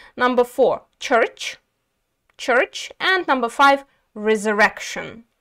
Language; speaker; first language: English; non-native, fluent; Ukrainian